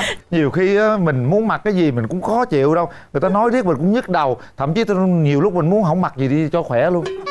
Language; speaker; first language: Vietnamese; native; Vietnamese